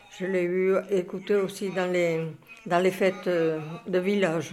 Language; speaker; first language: French; native; French